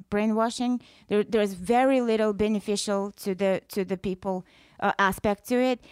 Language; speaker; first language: English; non-native, fluent; Russian